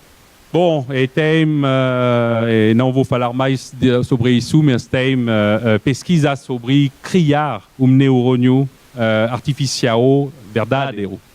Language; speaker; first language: Portuguese; non-native, fluent; French